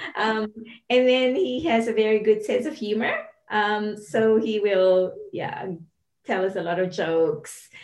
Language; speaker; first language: English; non-native, local second language; Filipino